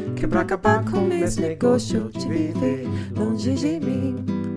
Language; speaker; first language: English; non-native, fluent; Portuguese